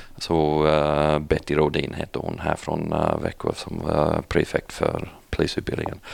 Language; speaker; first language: Swedish; non-native, fluent; English